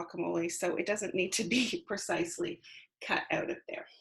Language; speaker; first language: English; native; English